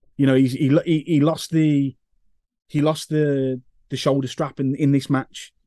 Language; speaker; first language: English; native; English